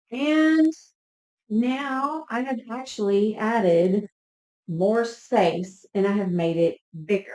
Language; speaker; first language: English; native; English